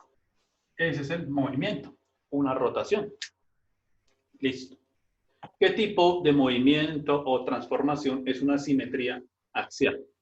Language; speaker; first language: Spanish; native; Spanish